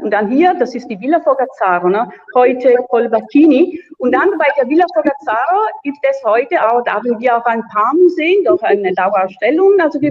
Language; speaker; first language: German; non-native, fluent; Italian